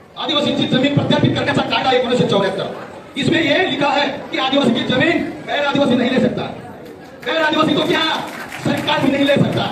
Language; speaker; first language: Hindi; non-native, local second language; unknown